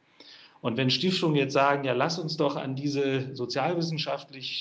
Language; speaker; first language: German; native; German